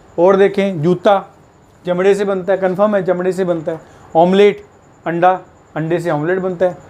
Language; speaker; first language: Hindi; native; Hindi